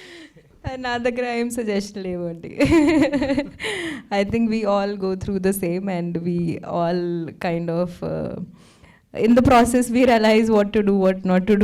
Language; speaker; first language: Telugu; non-native, fluent; Hindi